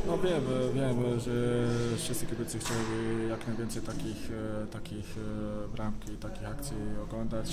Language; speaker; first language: Polish; non-native, fluent; Bosnian